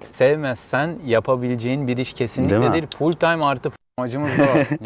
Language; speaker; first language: Turkish; native; Turkish